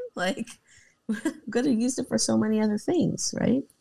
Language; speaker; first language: English; native; English